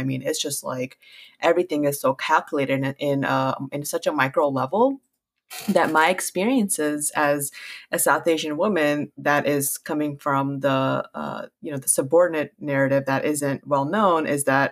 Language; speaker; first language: English; early bilingual, other home language; Punjabi